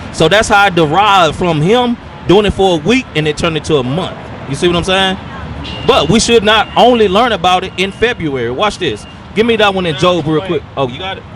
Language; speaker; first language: English; native; English